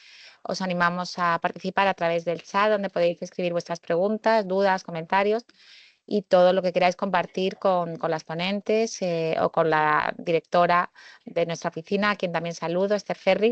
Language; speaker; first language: Spanish; native; Spanish